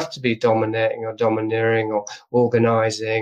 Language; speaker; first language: English; native; English